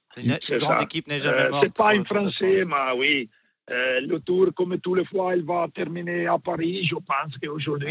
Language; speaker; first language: French; non-native, learner; Italian